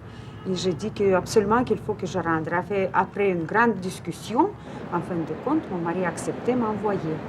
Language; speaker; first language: French; non-native, fluent; Russian